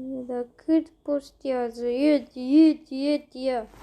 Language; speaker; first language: Romanian; native; Romanian